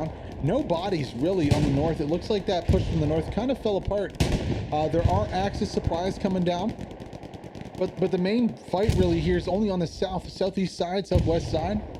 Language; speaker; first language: English; native; English